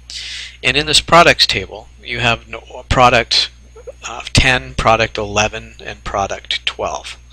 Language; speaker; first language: English; native; English